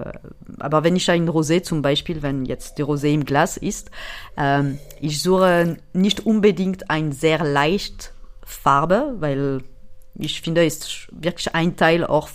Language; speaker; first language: German; non-native, fluent; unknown